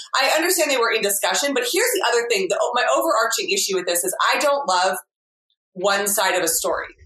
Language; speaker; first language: English; native; English